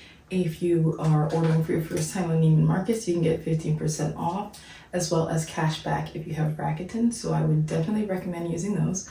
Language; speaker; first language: English; native; English